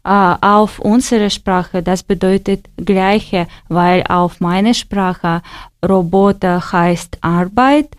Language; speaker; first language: German; non-native, learner; Ukrainian